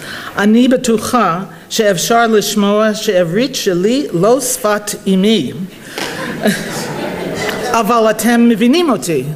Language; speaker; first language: Hebrew; non-native, fluent; English